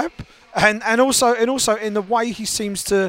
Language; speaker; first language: English; native; English